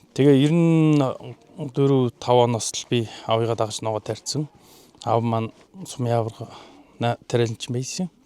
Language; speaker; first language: Mongolian; non-native, local second language; Kazakh